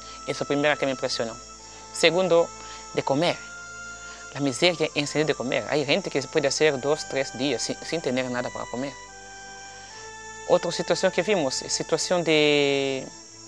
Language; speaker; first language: Spanish; non-native, fluent; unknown